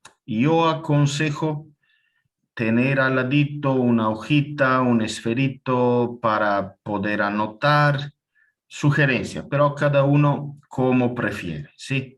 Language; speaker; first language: Spanish; non-native, fluent; Italian